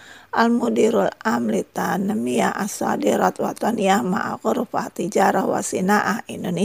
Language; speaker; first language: Arabic; non-native, fluent; Indonesian